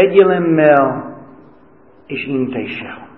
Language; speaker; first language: Hungarian; non-native, fluent; English